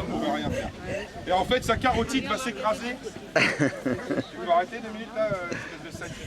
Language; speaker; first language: French; native; French